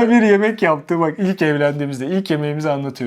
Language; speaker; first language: Turkish; non-native, fluent; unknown